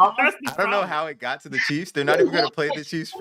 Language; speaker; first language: English; native; English